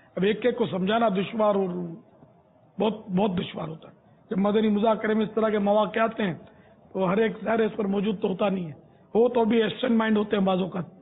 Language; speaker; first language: Urdu; non-native, local second language; Gujarati